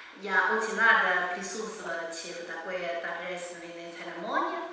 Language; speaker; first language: Russian; non-native, learner; Chinese